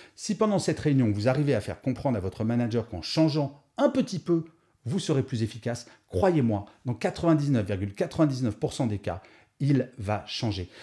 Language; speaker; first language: French; native; French